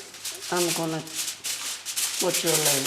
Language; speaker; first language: English; non-native, learner; Italian